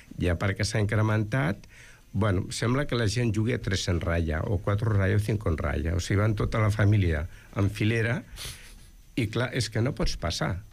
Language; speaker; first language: Catalan; native; Catalan